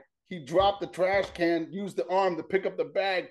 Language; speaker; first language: English; native; English